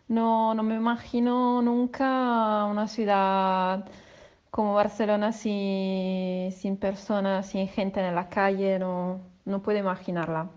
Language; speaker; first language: Spanish; non-native, fluent; Italian